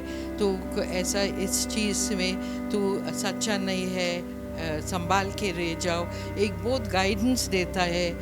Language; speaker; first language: Hindi; non-native, local second language; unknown